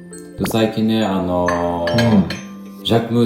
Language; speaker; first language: Japanese; non-native, fluent; Lithuanian